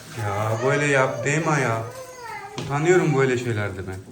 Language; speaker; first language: Turkish; non-native, learner; Urdu